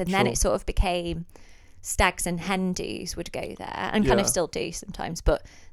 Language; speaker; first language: English; native; English